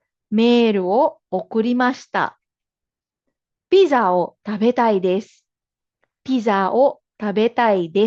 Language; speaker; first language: Japanese; non-native, fluent; Filipino